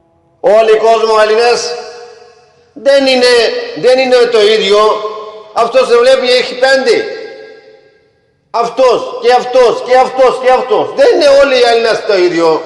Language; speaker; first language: Greek; non-native, learner; Punjabi